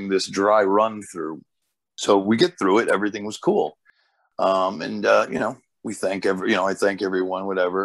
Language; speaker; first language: English; early bilingual, other home language; Portuguese